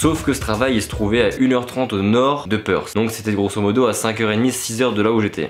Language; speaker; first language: French; native; French